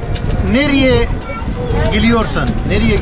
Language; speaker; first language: Turkish; non-native, learner; Urdu